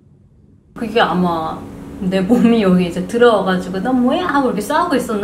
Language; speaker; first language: Korean; early bilingual, heritage; Korean